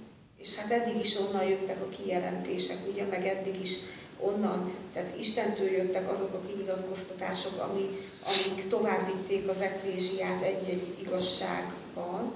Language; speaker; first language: Hungarian; native; Hungarian